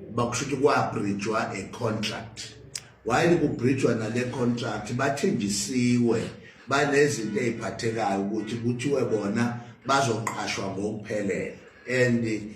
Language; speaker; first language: Zulu; native; Zulu